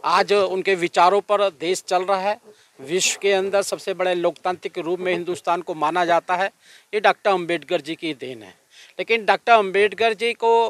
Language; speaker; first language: Hindi; native; Hindi